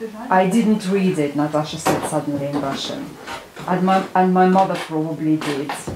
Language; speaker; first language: English; non-native, fluent; Russian